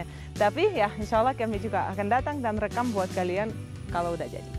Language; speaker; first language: Indonesian; non-native, fluent; Russian